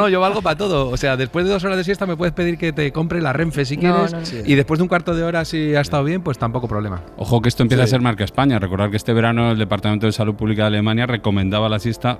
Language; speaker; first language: Spanish; native; Spanish